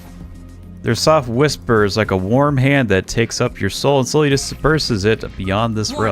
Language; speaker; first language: English; native; English